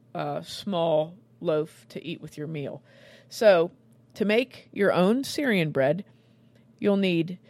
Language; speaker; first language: English; native; English